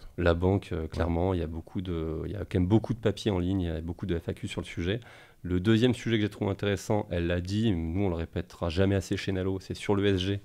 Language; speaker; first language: French; native; French